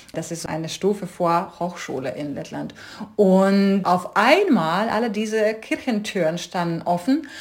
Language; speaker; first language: German; non-native, fluent; Latvian